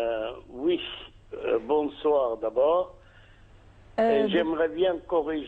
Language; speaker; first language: French; non-native, fluent; Arabic